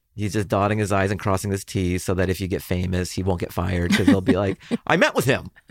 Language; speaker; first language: English; native; English